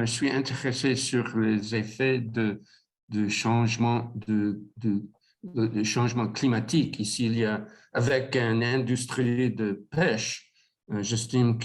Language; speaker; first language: French; non-native, learner; English